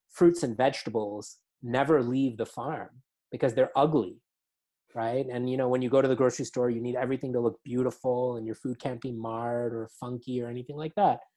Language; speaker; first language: English; native; English